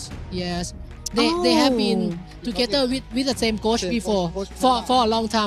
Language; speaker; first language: English; non-native, learner; Thai